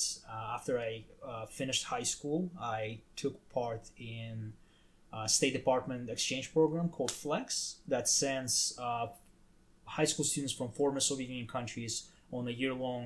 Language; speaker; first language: English; non-native, fluent; Tajik